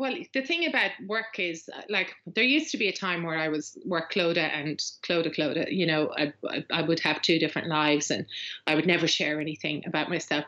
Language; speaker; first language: English; native; English